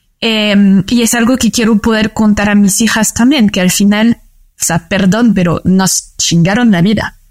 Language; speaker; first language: Spanish; non-native, fluent; French